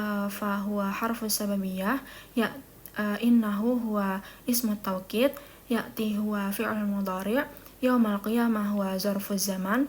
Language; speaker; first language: Arabic; non-native, learner; Indonesian